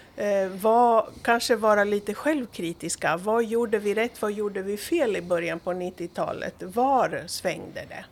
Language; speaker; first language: Swedish; non-native, fluent; Greek